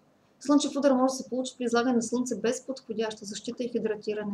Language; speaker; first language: Bulgarian; native; Bulgarian